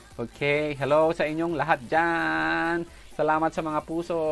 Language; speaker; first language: Filipino; native; Filipino